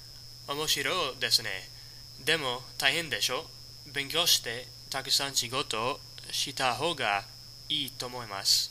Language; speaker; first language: Japanese; non-native, learner; English